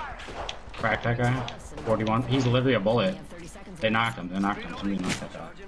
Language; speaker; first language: English; native; English